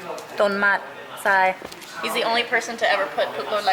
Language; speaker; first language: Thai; non-native, learner; English